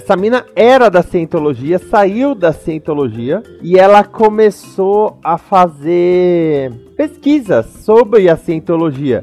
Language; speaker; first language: Portuguese; native; Portuguese